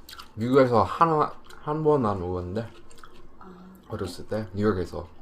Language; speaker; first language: Korean; early bilingual, heritage; English